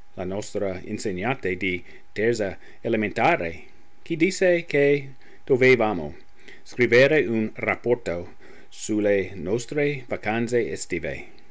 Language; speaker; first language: Italian; non-native, learner; English